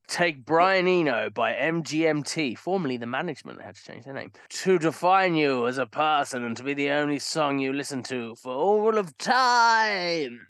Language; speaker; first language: English; native; English